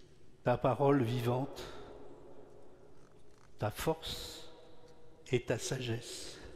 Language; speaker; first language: French; native; French